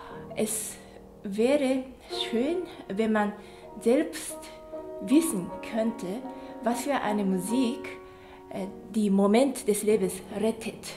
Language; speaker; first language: German; non-native, fluent; Japanese